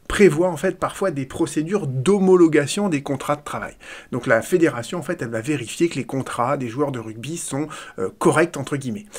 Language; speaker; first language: French; native; French